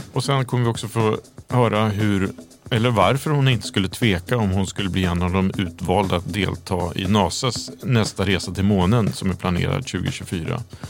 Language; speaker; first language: Swedish; native; Swedish